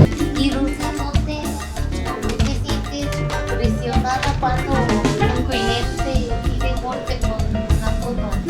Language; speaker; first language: Spanish; non-native, fluent; Korean